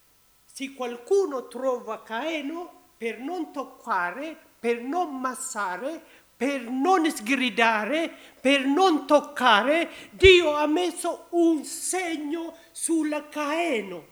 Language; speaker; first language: Italian; non-native, learner; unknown